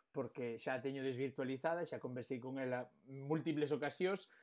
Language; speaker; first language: Spanish; native; Spanish